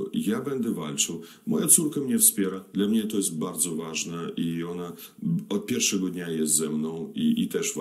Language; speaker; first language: Polish; non-native, fluent; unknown